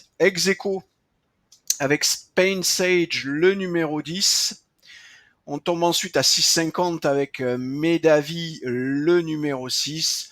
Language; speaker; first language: French; native; French